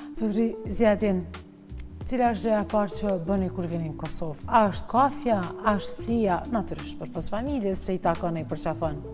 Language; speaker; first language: Albanian; native; Albanian